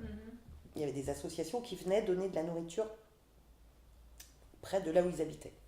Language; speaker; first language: French; native; French